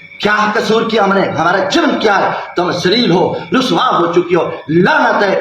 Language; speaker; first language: Urdu; non-native, local second language; Saraiki